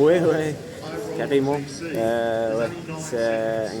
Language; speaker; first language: French; non-native, learner; English